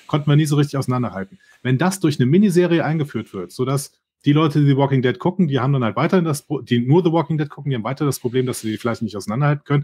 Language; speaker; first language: German; native; German